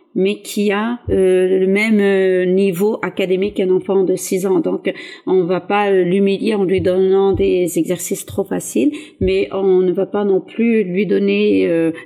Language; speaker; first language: French; early bilingual, other home language; Arabic